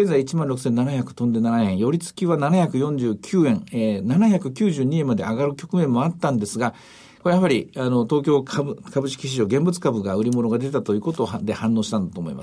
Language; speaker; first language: Japanese; native; Japanese